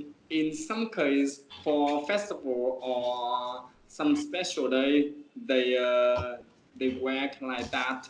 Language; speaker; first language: English; non-native, learner; Vietnamese